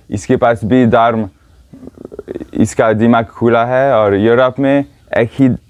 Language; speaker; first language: Hindi; non-native, learner; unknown